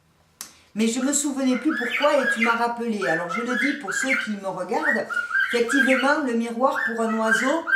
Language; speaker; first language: French; native; French